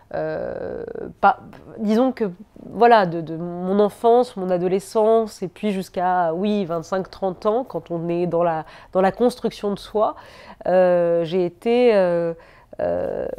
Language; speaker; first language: French; native; French